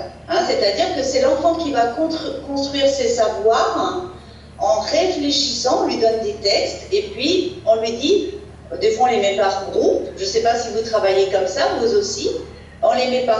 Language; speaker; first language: French; native; French